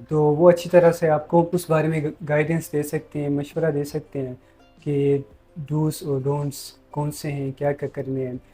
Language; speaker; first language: Urdu; non-native, local second language; Khowar